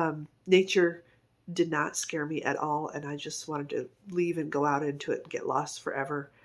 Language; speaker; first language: English; native; English